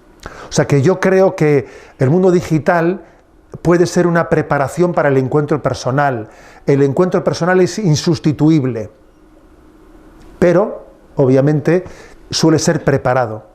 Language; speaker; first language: Spanish; native; Spanish